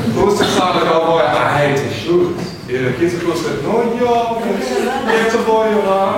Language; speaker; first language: Lithuanian; non-native, fluent; English